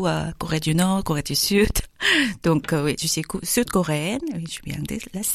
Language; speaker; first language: French; non-native, learner; Korean